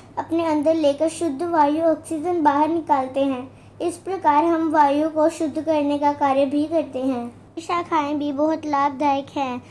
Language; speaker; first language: Hindi; non-native, local second language; Punjabi